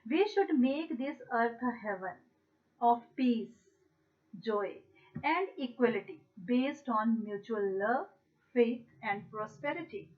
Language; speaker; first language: English; non-native, local second language; Punjabi